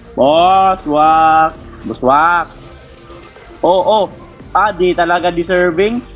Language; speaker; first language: Filipino; non-native, local second language; Cebuano